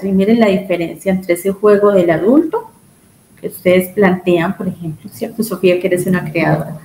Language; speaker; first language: Spanish; native; Spanish